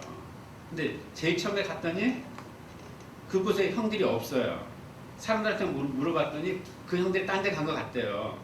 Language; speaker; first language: Korean; native; Korean